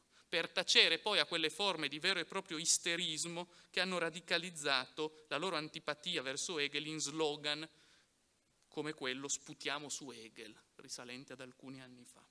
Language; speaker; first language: Italian; native; Italian